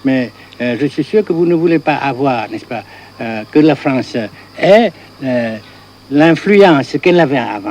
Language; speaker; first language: French; non-native, local second language; Vietnamese